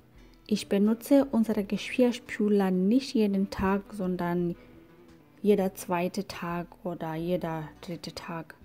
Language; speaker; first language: German; non-native, fluent; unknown